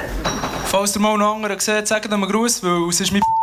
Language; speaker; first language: German; native; German